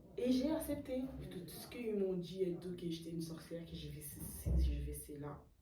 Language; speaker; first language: French; early bilingual, other home language; Lingala